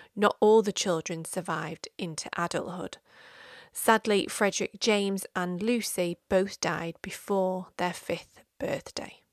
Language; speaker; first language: English; native; English